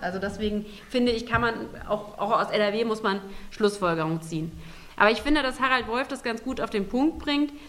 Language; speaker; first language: German; native; German